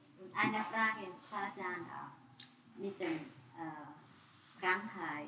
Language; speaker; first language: German; non-native, learner; Thai